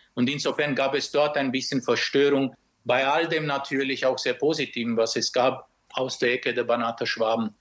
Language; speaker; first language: German; early bilingual, other home language; Romanian